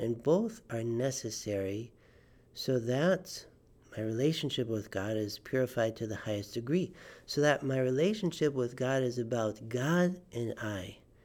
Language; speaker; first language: English; native; English